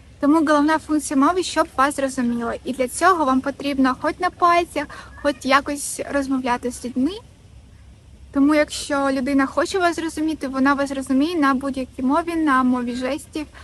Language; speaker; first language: Ukrainian; non-native, local second language; Russian